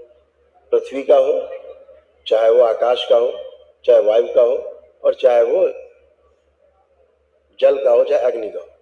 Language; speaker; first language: Hindi; native; Hindi